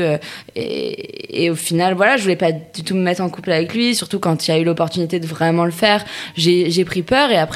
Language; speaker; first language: French; native; French